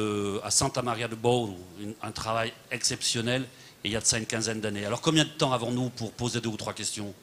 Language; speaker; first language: French; native; French